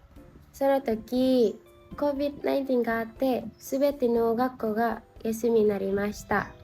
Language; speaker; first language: Japanese; non-native, learner; Indonesian